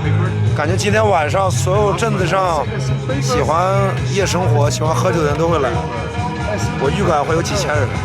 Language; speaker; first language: Chinese; native; Chinese